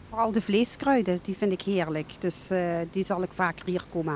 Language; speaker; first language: Dutch; native; Dutch